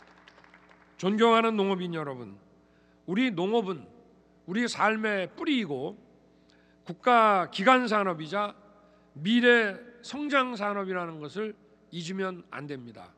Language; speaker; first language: Korean; native; Korean